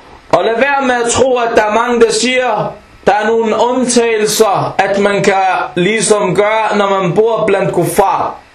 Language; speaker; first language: Danish; non-native, fluent; Arabic